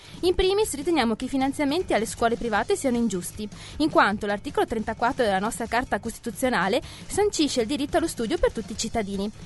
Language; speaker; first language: Italian; native; Italian